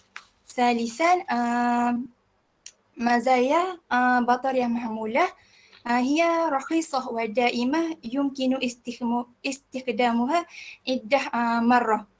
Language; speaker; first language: Arabic; non-native, learner; Malay